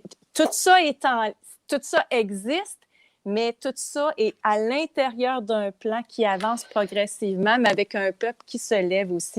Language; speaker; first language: French; native; French